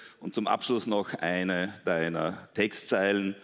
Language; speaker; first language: German; native; German